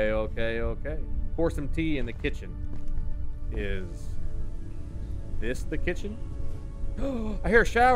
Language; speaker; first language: English; native; English